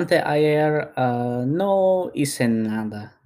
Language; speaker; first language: Spanish; non-native, learner; English